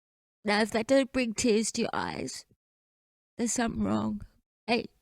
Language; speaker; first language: English; native; English